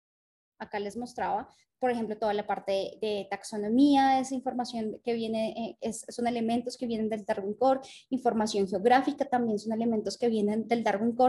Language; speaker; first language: Spanish; native; Spanish